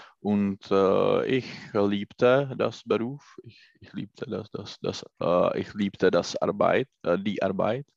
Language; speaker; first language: German; non-native, learner; Czech